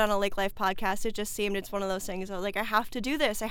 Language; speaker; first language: English; native; English